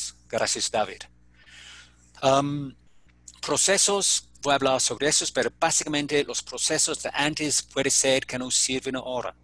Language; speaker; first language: Spanish; non-native, fluent; English